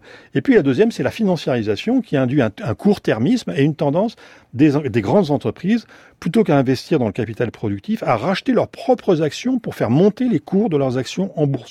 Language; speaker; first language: French; native; French